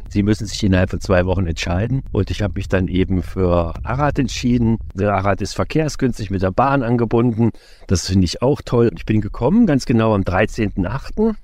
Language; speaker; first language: German; native; German